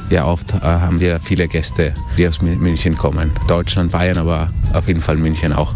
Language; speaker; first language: German; early bilingual, heritage; Italian